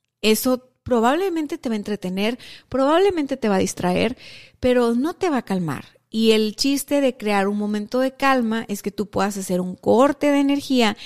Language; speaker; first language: Spanish; native; Spanish